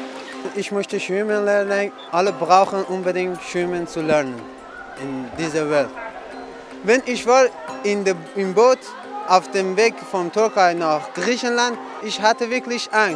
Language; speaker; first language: German; non-native, learner; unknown